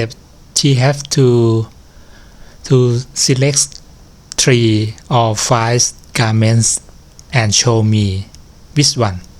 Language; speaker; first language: English; non-native, learner; Thai